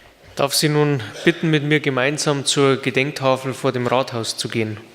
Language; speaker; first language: German; native; German